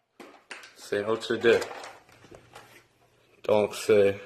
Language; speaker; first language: French; non-native, local second language; English